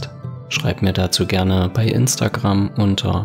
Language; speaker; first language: German; native; German